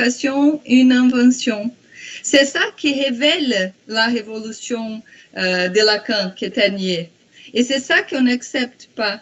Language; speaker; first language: French; non-native, fluent; Portuguese